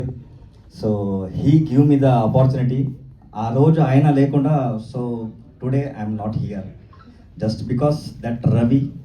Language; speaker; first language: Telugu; non-native, learner; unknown